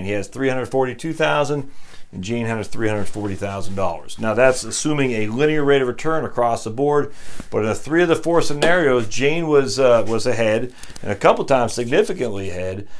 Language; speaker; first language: English; native; English